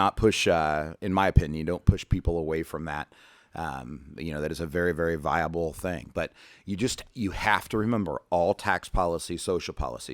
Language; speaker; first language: English; native; English